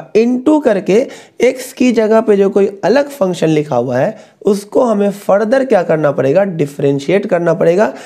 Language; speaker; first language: Hindi; native; Hindi